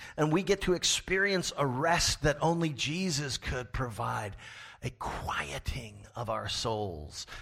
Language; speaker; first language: English; native; English